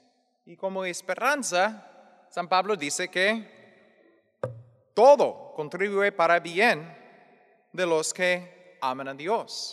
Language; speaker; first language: Spanish; non-native, fluent; English